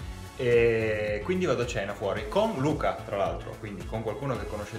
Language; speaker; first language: Italian; native; Italian